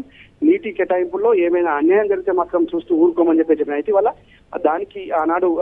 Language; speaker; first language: Telugu; native; Telugu